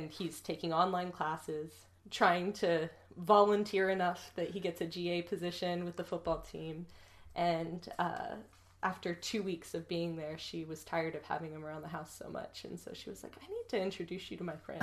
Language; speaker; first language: English; native; English